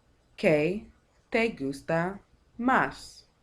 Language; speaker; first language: Spanish; non-native, fluent; English